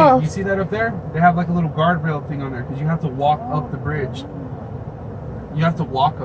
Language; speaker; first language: English; native; English